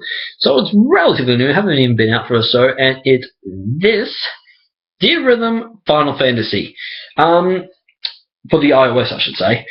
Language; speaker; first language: English; native; English